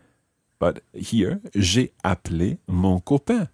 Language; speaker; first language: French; non-native, fluent; English